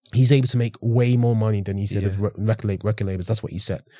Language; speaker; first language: English; native; English